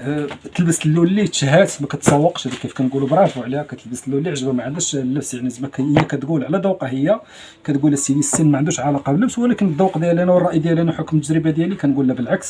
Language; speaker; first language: Arabic; native; Arabic